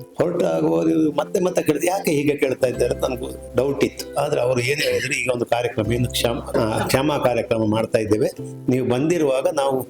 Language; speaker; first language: Kannada; native; Kannada